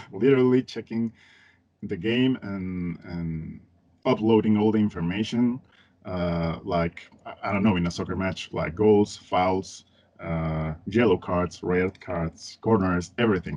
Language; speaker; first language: English; non-native, fluent; Spanish